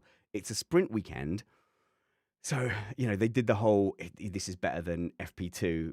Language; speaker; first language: English; native; English